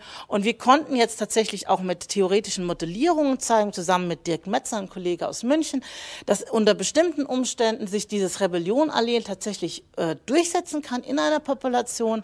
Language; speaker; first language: German; native; German